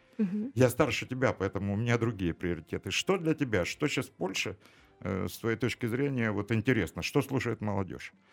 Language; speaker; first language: Russian; native; Russian